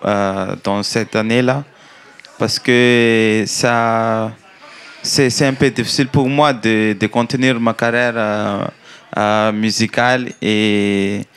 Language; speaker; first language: French; non-native, learner; Malagasy